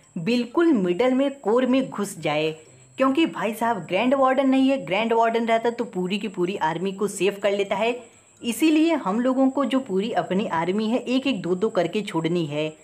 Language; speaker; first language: Hindi; native; Hindi